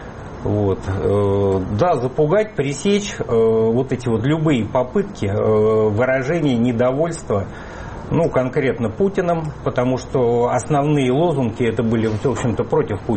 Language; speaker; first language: Russian; native; Russian